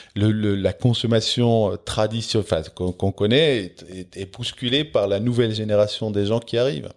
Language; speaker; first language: French; non-native, local second language; Dutch